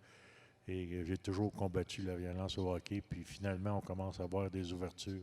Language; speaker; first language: French; native; French